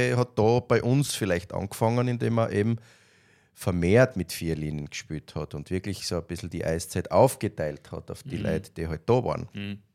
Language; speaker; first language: German; native; German